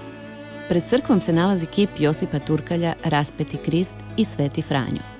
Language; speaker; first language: Croatian; native; Croatian